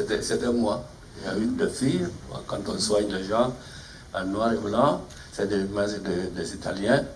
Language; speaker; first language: French; non-native, fluent; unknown